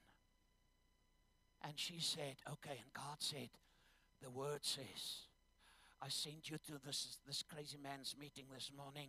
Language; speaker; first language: English; non-native, local second language; Afrikaans